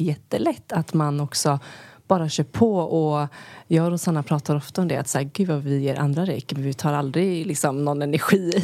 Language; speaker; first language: Swedish; native; Swedish